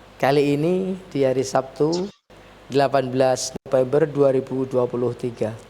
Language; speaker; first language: Indonesian; native; Indonesian